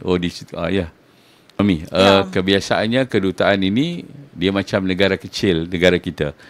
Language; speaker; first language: Malay; native; Malay